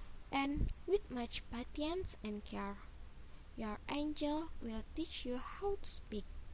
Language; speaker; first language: English; non-native, learner; Indonesian